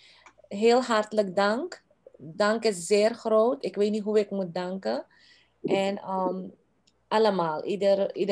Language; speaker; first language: Dutch; non-native, local second language; Caribbean Hindustani